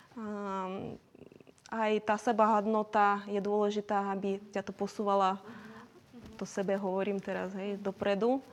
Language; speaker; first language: Slovak; non-native, fluent; Ukrainian